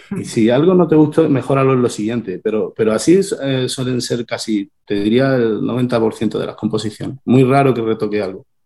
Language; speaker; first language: Spanish; native; Spanish